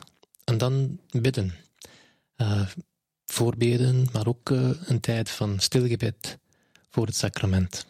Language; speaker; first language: Dutch; non-native, fluent; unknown